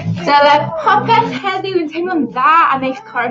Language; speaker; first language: Welsh; non-native, local second language; English